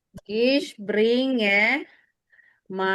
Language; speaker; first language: German; non-native, fluent; Filipino